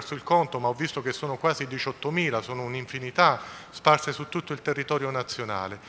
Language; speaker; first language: Italian; native; Italian